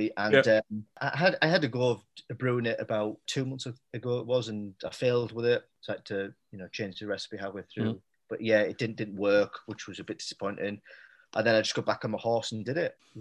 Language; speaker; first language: English; native; English